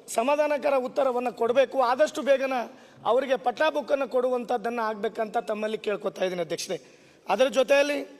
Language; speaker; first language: Kannada; non-native, local second language; Lambadi